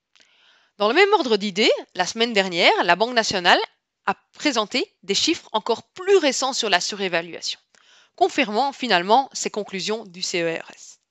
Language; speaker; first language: French; native; French